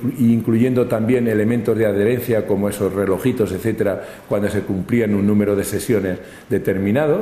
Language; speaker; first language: Spanish; native; Spanish